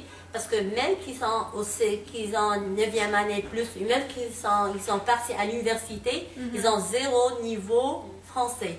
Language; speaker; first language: French; non-native, local second language; Arabic